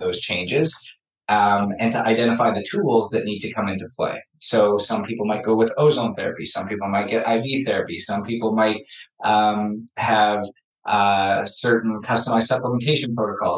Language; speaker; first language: English; native; English